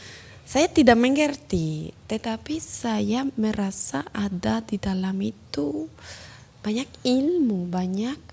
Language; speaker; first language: Indonesian; non-native, learner; Spanish